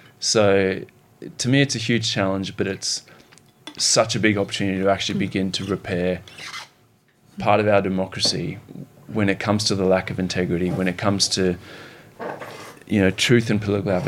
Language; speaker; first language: English; native; English